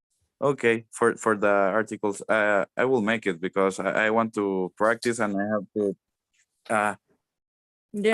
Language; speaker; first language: English; non-native, learner; Spanish